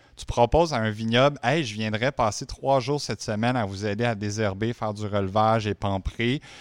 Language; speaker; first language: French; native; French